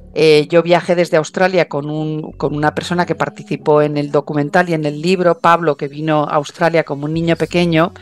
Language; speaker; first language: Spanish; native; Spanish